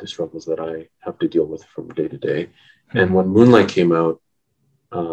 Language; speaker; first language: English; native; English